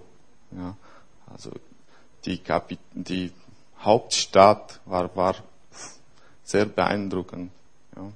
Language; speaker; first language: German; non-native, fluent; Romanian